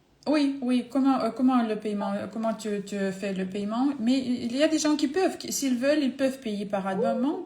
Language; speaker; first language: French; non-native, fluent; Ukrainian